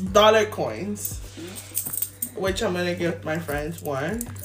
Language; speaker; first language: English; early bilingual, other home language; Spanish